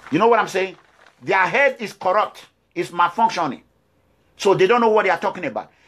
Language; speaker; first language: English; non-native, local second language; Bini